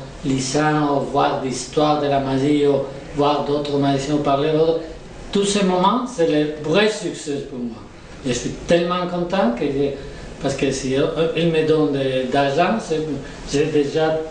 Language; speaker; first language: French; non-native, learner; Spanish